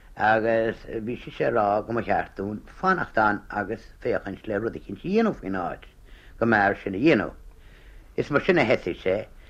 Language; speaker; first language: Irish; native; Irish